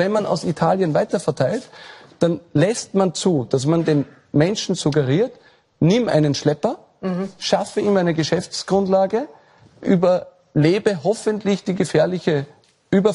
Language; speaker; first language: German; native; German